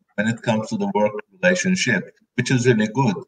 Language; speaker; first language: English; non-native, fluent; Turkish